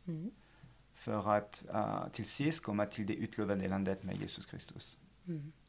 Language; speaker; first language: Swedish; non-native, fluent; French